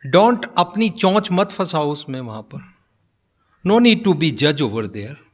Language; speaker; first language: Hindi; non-native, local second language; Punjabi